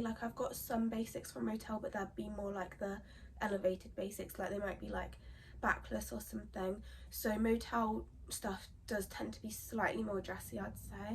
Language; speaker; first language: English; native; English